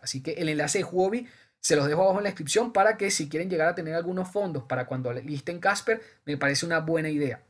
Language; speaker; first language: Spanish; native; Spanish